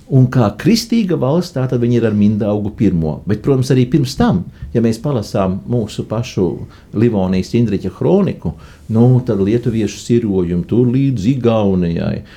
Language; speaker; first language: Latvian; native; Latvian